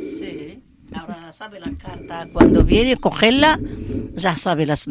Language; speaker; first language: Spanish; non-native, learner; Arabic